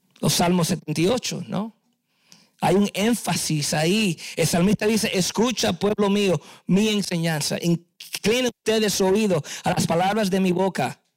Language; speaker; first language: Spanish; early bilingual, heritage; Spanish